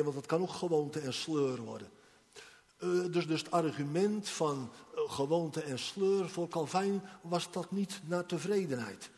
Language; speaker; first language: Dutch; native; Dutch